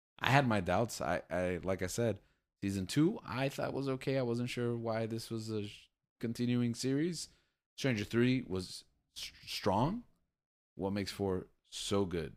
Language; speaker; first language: English; native; English